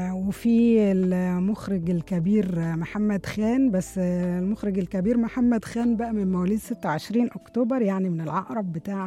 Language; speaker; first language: Arabic; native; Arabic